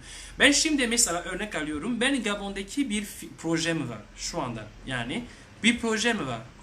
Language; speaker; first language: Turkish; non-native, learner; French